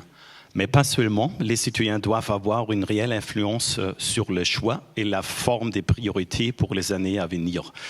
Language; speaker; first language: French; non-native, fluent; German